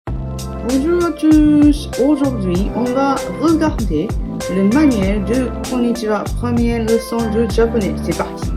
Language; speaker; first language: French; non-native, fluent; Japanese